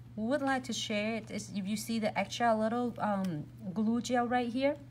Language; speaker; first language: English; non-native, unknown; Vietnamese